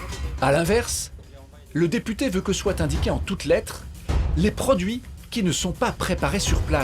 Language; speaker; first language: French; native; French